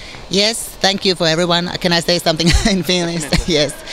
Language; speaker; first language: English; non-native, fluent; Finnish